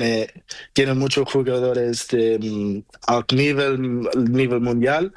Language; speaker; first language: Spanish; non-native, learner; Portuguese